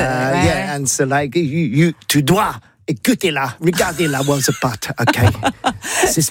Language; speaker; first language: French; non-native, learner; English